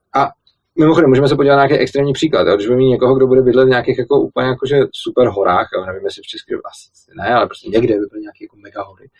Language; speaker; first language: Czech; native; Czech